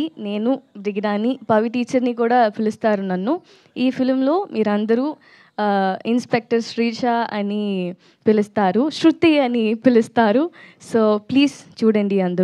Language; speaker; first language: Telugu; non-native, learner; Tamil